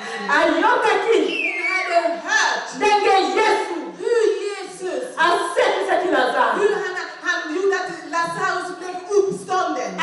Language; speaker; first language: Swedish; non-native, fluent; Lingala